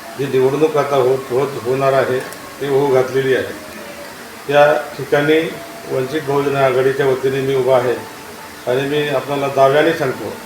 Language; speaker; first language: Marathi; native; Marathi